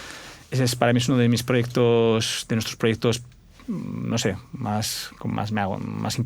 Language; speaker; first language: Spanish; native; Spanish